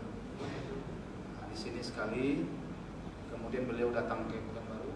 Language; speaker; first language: Indonesian; native; Indonesian